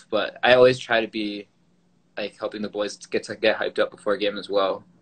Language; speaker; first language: English; native; English